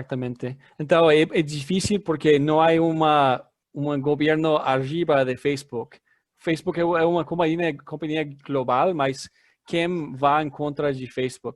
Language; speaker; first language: Portuguese; non-native, learner; English